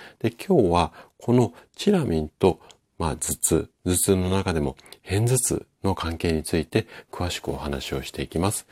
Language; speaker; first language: Japanese; native; Japanese